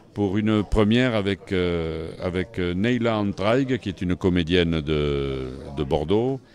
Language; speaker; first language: French; native; French